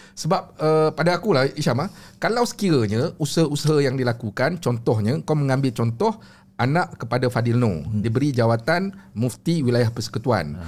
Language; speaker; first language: Malay; native; Malay